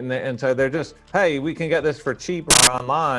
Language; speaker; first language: English; native; English